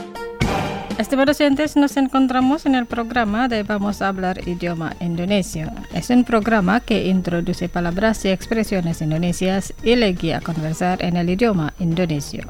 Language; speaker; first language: Spanish; non-native, fluent; Indonesian